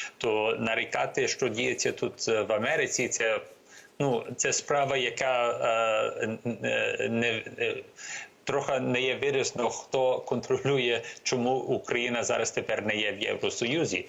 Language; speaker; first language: Ukrainian; early bilingual, heritage; Ukrainian